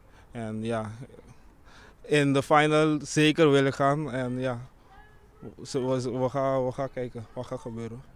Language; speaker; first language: Dutch; non-native, local second language; Papiamento